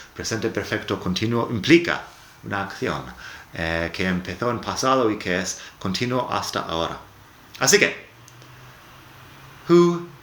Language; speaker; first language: Spanish; non-native, fluent; English